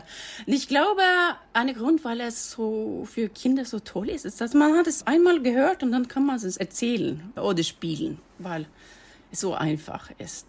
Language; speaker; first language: German; non-native, fluent; Norwegian